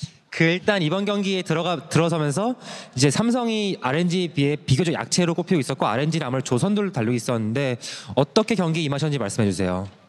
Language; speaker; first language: Korean; native; Korean